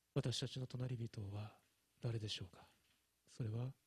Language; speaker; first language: Japanese; native; Japanese